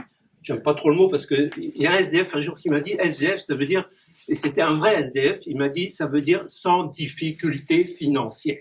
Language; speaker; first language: French; native; French